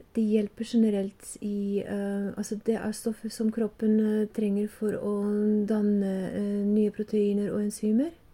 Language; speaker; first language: Norwegian; non-native, fluent; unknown